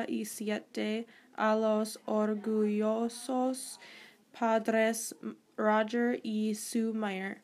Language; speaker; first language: Spanish; non-native, learner; English